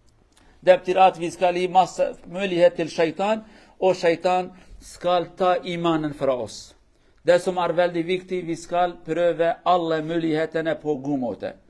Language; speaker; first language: Swedish; non-native, learner; Kurdish